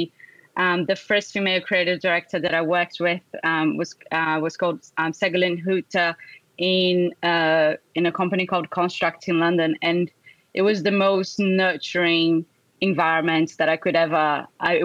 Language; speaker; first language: English; non-native, fluent; Portuguese